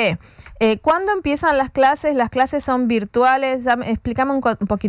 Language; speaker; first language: Spanish; native; Spanish